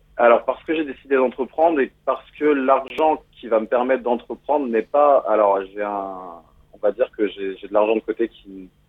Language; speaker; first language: French; native; French